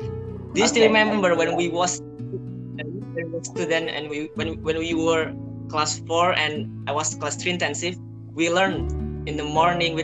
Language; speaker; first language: English; non-native, fluent; Indonesian